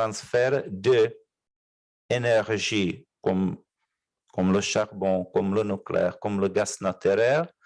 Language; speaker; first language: French; non-native, fluent; Czech